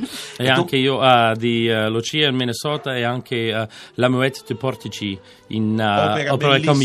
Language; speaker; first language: Italian; non-native, learner; English